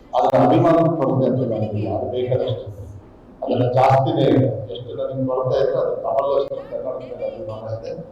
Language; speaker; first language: Kannada; native; Kannada